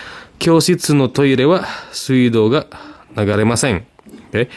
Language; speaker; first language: Japanese; non-native, learner; Indonesian